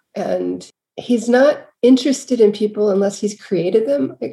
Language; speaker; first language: English; native; English